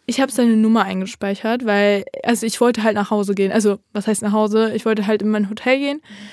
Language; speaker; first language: German; native; German